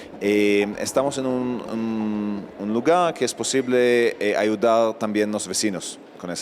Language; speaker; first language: Spanish; non-native, fluent; Hebrew